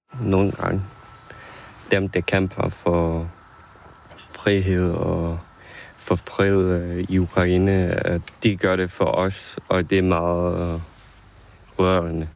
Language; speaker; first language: Danish; non-native, fluent; Ukrainian